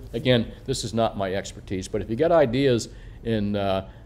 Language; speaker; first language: English; native; English